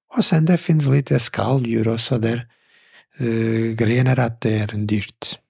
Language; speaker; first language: Swedish; non-native, fluent; Portuguese